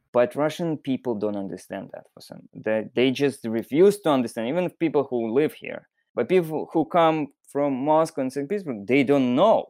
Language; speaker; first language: English; non-native, fluent; Russian